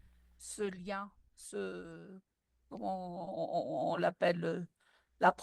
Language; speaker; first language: French; non-native, local second language; Malagasy